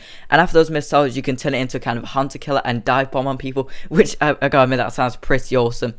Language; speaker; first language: English; native; English